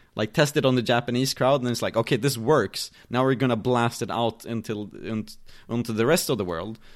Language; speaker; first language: English; non-native, fluent; Swedish